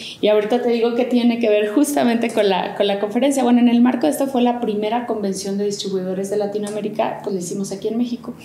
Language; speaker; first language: Spanish; native; Spanish